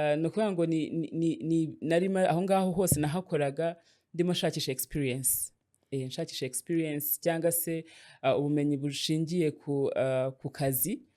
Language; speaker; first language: Kinyarwanda; early bilingual, heritage; Kinyarwanda